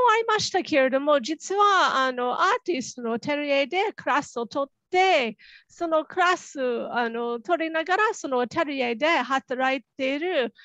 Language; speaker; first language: Japanese; non-native, fluent; English